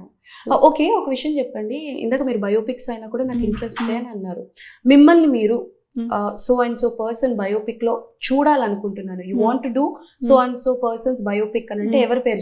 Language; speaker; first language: Telugu; native; Telugu